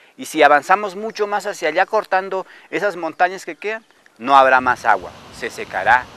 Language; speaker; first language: Spanish; non-native, local second language; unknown